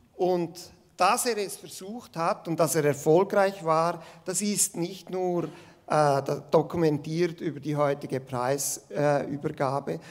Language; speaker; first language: German; non-native, local second language; Romansh